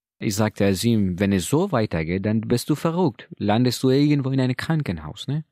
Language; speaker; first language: German; non-native, learner; Persian